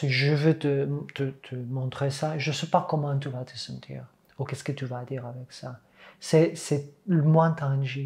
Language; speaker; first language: French; non-native, fluent; Catalan